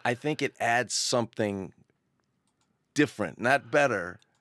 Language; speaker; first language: English; native; English